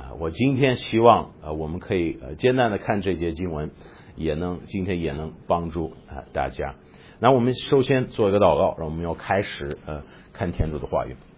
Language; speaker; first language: Chinese; non-native, fluent; English